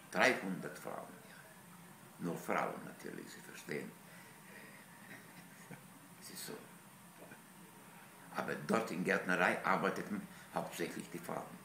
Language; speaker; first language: German; non-native, fluent; Polish